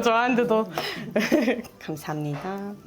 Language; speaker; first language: Korean; non-native, learner; German